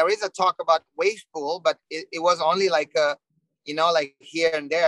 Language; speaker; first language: English; non-native, fluent; Indonesian